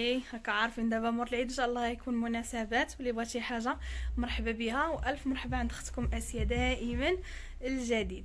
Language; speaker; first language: Arabic; native; Arabic